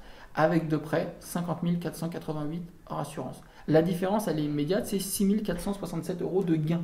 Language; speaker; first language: French; native; French